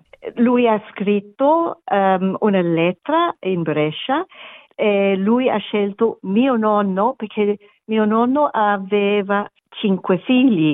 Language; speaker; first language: Italian; non-native, learner; German